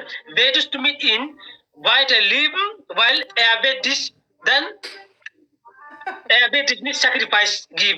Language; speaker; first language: German; non-native, learner; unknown